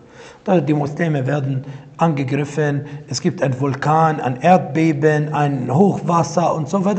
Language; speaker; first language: German; non-native, fluent; Arabic